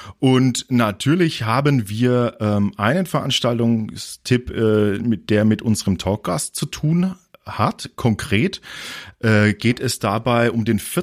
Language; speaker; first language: German; native; German